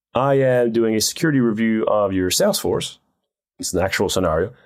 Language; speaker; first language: English; non-native, fluent; Dutch